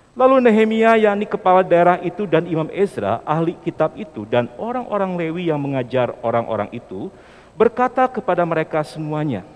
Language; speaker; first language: Indonesian; native; Indonesian